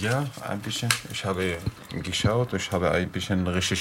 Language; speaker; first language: German; non-native, learner; Arabic